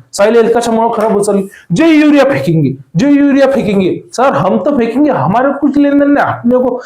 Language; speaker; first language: Hindi; non-native, local second language; Marathi